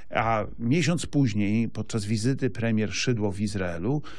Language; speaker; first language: Polish; native; Polish